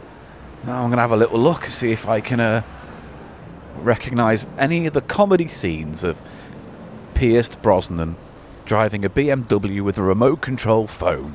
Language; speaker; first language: English; native; English